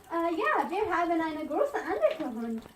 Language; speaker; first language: German; non-native, learner; English